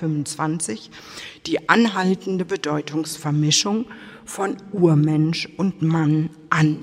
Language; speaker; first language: German; native; German